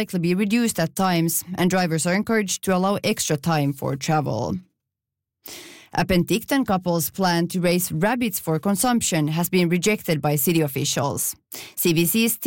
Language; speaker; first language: English; non-native, fluent; Finnish